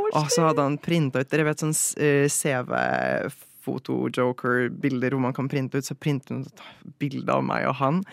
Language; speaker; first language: Norwegian; early bilingual, other home language; Polish